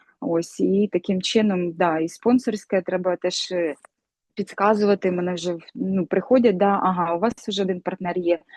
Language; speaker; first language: Ukrainian; non-native, local second language; Russian